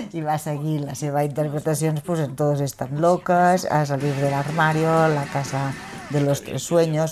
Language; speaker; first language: Spanish; non-native, local second language; Catalan